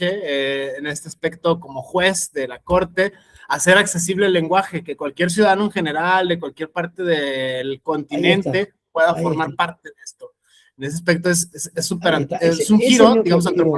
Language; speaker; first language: Spanish; native; Spanish